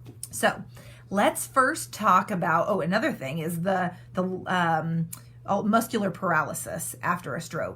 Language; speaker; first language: English; native; English